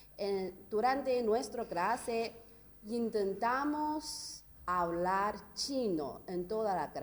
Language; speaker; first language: Spanish; non-native, learner; Chinese